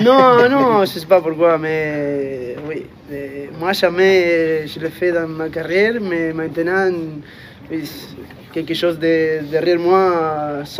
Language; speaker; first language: French; non-native, fluent; Spanish